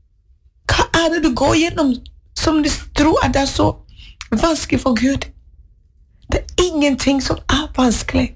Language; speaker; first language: Norwegian; non-native, fluent; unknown